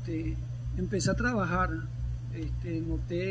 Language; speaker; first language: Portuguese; non-native, learner; Spanish